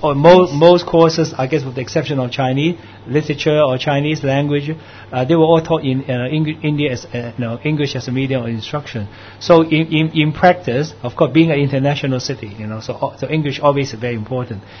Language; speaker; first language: English; non-native, local second language; Cantonese